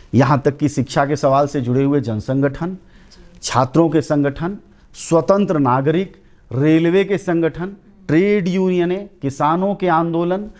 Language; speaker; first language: Hindi; native; Hindi